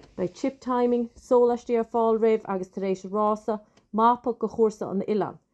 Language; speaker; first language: Irish; native; Irish